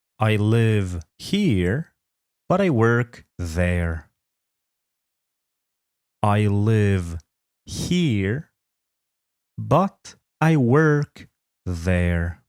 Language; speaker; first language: English; non-native, fluent; Polish